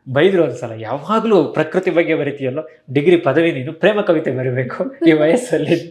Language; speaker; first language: Kannada; native; Kannada